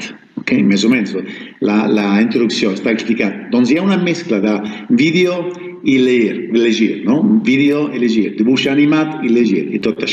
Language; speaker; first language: Catalan; non-native, fluent; Spanish